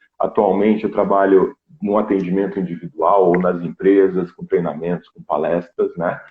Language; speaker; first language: Portuguese; native; Portuguese